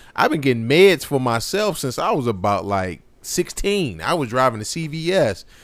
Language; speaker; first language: English; native; English